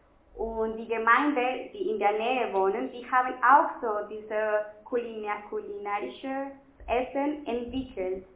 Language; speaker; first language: German; non-native, fluent; Spanish